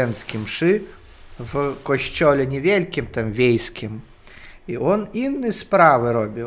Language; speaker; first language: Polish; non-native, learner; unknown